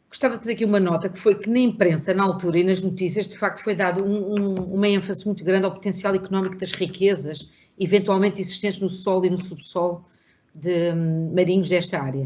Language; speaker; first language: Portuguese; native; Portuguese